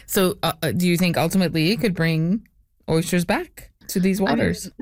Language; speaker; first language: English; native; English